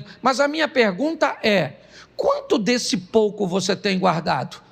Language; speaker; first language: Portuguese; native; Portuguese